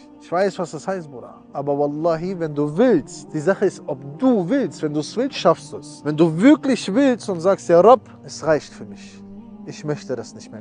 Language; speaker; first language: German; early bilingual, other home language; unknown